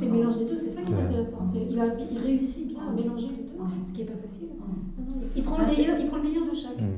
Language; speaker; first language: French; native; French